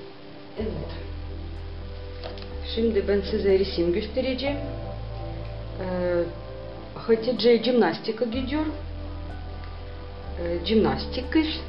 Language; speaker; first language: Turkish; non-native, learner; Russian